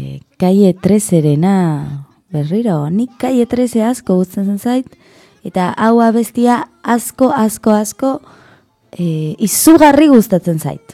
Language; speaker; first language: Basque; non-native, local second language; Spanish